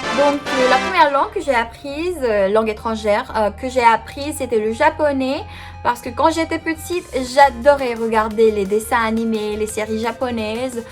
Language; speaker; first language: French; non-native, fluent; Filipino